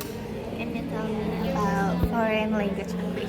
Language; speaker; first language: English; non-native, learner; Indonesian